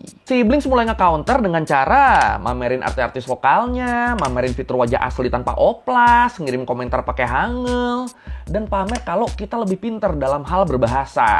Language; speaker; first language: Indonesian; native; Indonesian